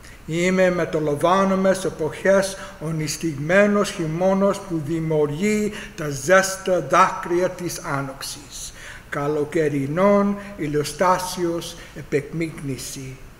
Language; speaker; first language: Greek; non-native, learner; English